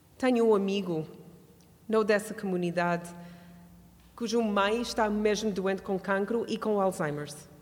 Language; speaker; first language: Portuguese; non-native, fluent; English